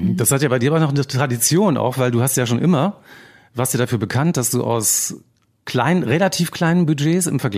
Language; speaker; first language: German; native; German